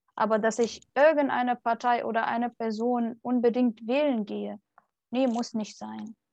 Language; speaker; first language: German; non-native, fluent; Arabic